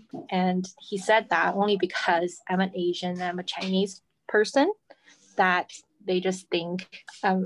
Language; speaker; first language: English; non-native, fluent; Chinese